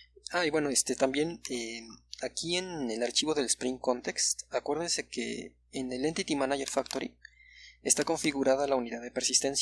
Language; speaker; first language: Spanish; native; Spanish